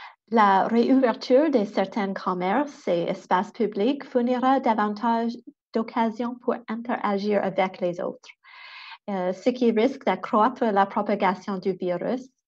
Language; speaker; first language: French; non-native, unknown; English